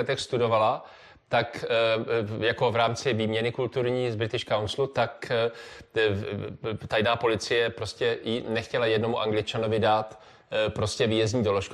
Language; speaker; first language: Czech; native; Czech